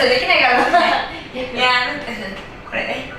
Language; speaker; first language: Japanese; native; Japanese